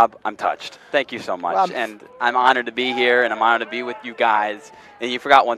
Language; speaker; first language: English; native; English